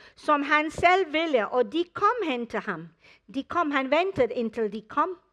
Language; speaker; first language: Danish; non-native, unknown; English